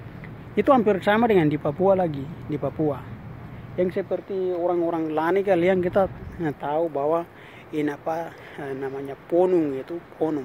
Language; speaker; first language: Indonesian; non-native, local second language; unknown